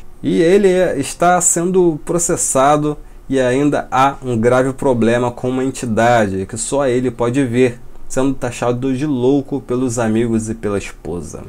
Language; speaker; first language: Portuguese; native; Portuguese